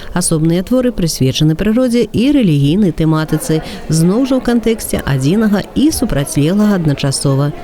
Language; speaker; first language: Belarusian; native; Belarusian